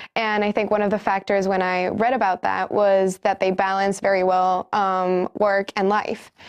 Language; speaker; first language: English; non-native, fluent; Spanish